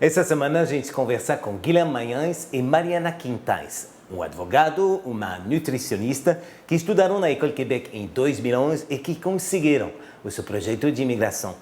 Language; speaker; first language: Portuguese; non-native, fluent; French